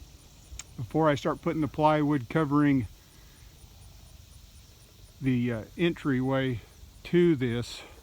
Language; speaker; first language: English; native; English